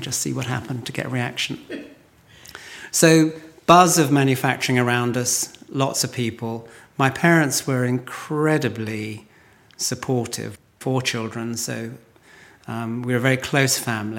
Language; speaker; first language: English; native; English